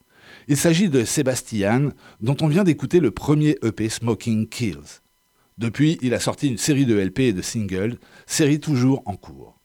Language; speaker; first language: French; native; French